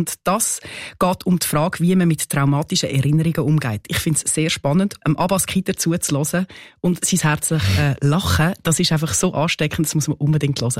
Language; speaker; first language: German; native; German